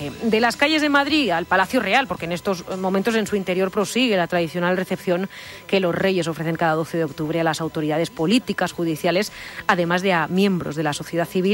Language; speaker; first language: Spanish; native; Spanish